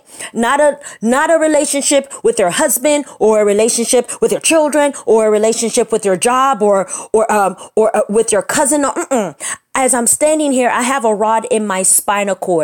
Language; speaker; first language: English; native; English